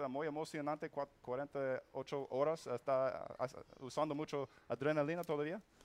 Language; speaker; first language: Spanish; non-native, learner; English